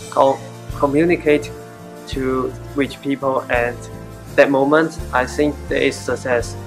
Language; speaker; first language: English; non-native, learner; Chinese